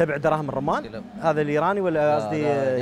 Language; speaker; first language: Arabic; native; Arabic